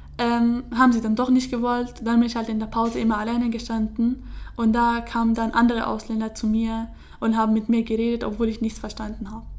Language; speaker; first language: German; early bilingual, other home language; Kurdish